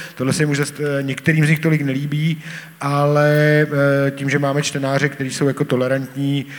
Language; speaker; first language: Czech; native; Czech